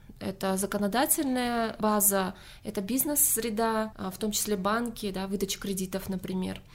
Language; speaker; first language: Russian; non-native, local second language; Tajik